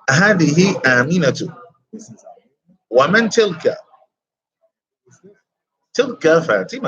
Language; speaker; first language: Arabic; non-native, fluent; English